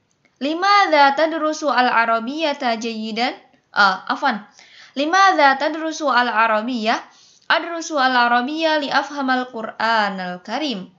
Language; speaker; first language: Arabic; non-native, fluent; Indonesian